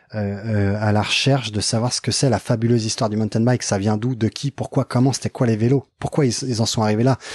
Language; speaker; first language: French; native; French